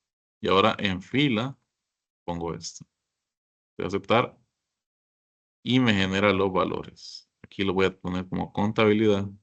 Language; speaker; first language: Spanish; native; Spanish